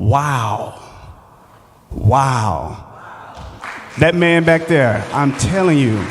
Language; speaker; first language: English; native; English